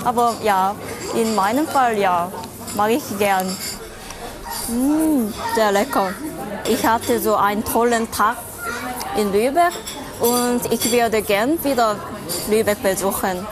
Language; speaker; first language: German; non-native, learner; Korean